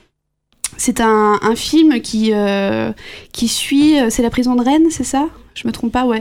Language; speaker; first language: French; native; French